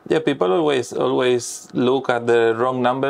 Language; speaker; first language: English; non-native, fluent; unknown